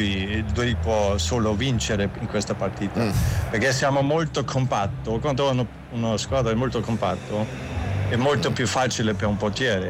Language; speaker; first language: Italian; non-native, fluent; German